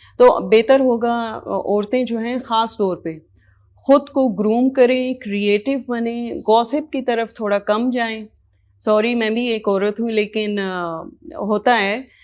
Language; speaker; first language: Urdu; native; Urdu